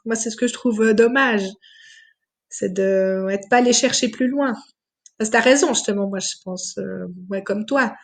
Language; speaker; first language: French; native; French